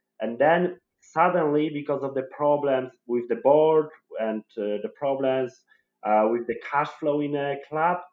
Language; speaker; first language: English; non-native, fluent; Polish